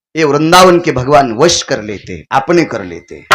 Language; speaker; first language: Hindi; non-native, local second language; Marathi